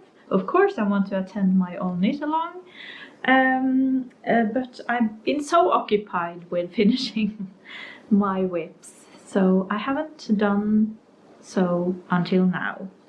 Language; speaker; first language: English; non-native, fluent; Norwegian